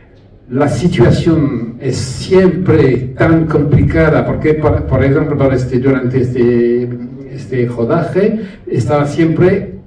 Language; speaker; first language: Spanish; non-native, learner; French